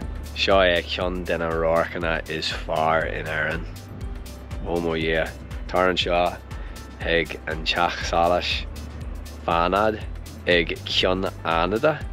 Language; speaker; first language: Irish; non-native, local second language; English